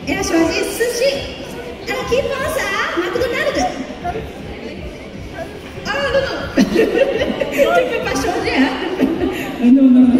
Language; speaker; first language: French; non-native, learner; Japanese